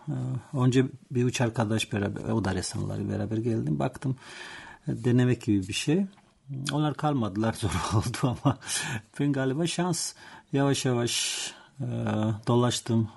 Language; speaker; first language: Turkish; non-native, learner; Georgian